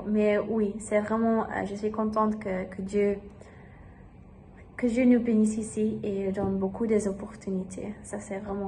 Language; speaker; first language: French; non-native, learner; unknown